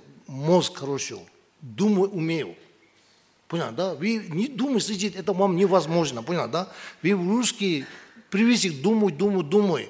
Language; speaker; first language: Russian; non-native, learner; Tibetan